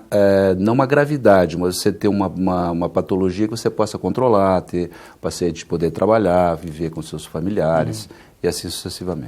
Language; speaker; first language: Portuguese; native; Portuguese